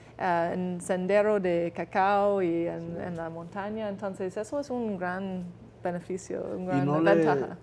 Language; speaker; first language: Spanish; non-native, fluent; English